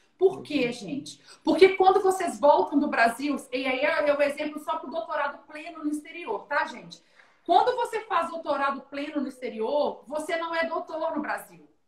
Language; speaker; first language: Portuguese; native; Portuguese